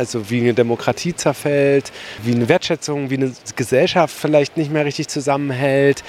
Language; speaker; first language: German; native; German